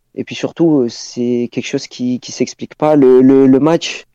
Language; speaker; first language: French; native; French